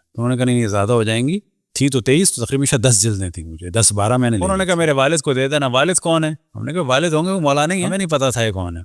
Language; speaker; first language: Urdu; native; Urdu